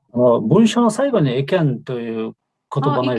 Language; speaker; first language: Japanese; non-native, fluent; Kyrgyz